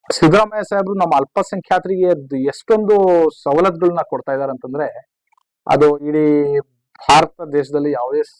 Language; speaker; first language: Kannada; non-native, local second language; Urdu